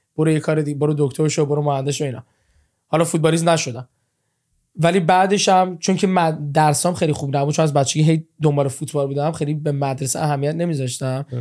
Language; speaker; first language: Persian; early bilingual, heritage; Persian